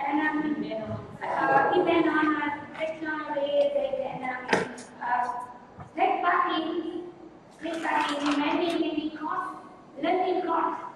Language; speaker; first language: English; non-native, learner; Vietnamese